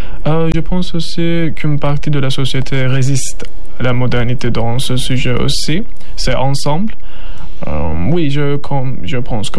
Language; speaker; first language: French; non-native, learner; Turkish